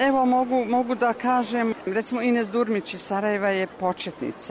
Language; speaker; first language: Croatian; native; Croatian